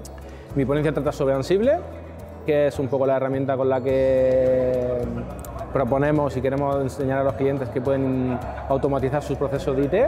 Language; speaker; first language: Spanish; native; Spanish